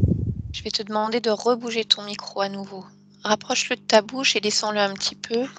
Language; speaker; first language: French; native; French